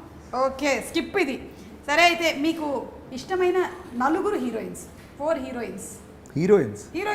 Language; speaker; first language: Telugu; native; Telugu